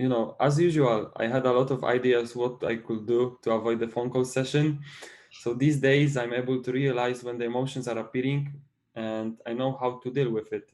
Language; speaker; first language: English; non-native, fluent; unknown